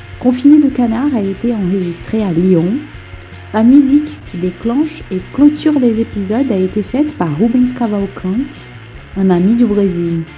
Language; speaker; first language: French; non-native, local second language; Portuguese